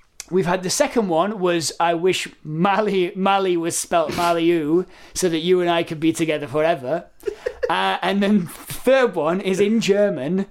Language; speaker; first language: English; native; English